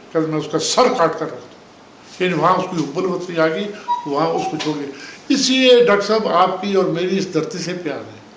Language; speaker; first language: Urdu; non-native, local second language; Punjabi